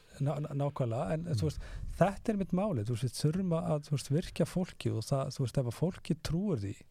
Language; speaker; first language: Icelandic; native; Icelandic